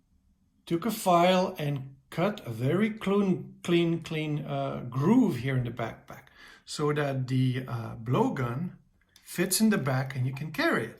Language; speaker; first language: English; native; English